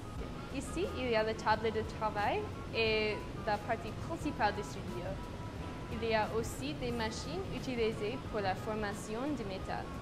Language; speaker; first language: French; non-native, learner; English